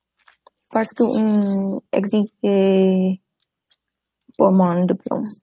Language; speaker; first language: French; non-native, learner; English